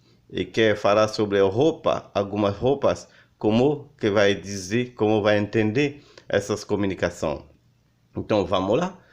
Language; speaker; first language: Portuguese; non-native, learner; Haitian Creole